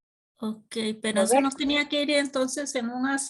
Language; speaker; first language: Spanish; native; Spanish